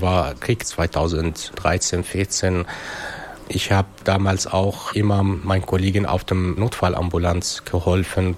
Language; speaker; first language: German; non-native, fluent; Arabic